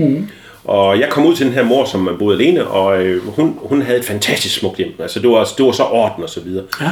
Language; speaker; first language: Danish; native; Danish